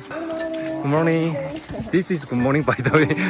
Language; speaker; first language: English; non-native, learner; Korean